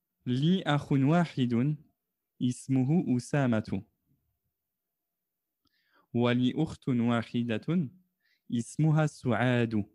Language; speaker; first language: Arabic; non-native, fluent; French